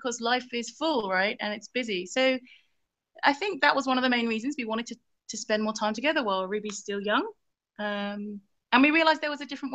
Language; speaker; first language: English; native; English